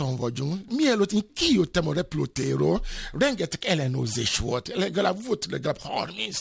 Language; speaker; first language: Hungarian; non-native, fluent; Yoruba